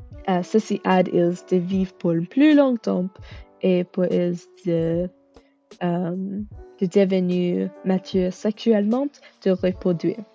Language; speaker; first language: French; non-native, learner; English